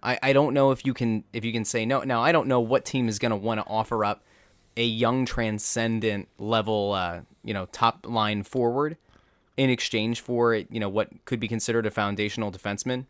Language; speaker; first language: English; native; English